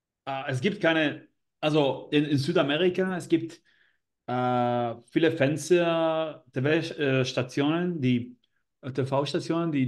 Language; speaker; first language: German; non-native, learner; Spanish